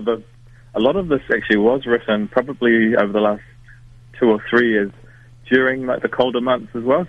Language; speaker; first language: English; native; English